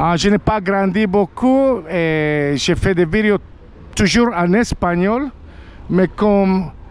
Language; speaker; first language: French; non-native, learner; Spanish